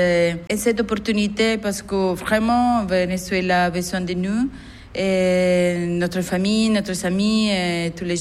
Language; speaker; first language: French; non-native, fluent; Spanish